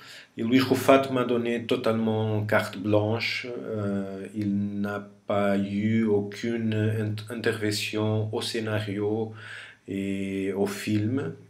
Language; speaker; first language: French; non-native, fluent; Portuguese